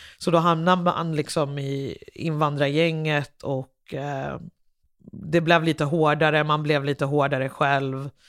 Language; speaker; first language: Swedish; early bilingual, other home language; English